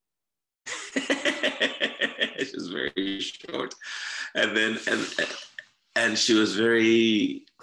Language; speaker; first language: English; non-native, local second language; Shona